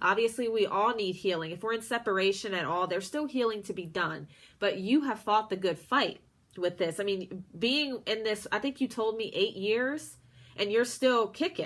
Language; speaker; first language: English; native; English